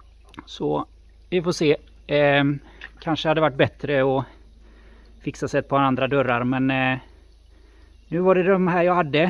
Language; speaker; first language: Swedish; native; Swedish